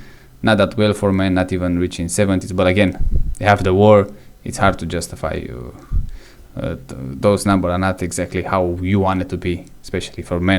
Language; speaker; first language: English; non-native, fluent; Romanian